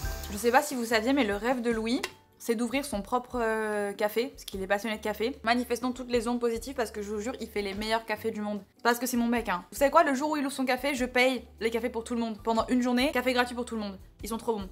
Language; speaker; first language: French; native; French